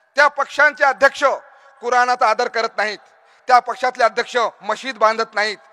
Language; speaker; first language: Marathi; non-native, local second language; Urdu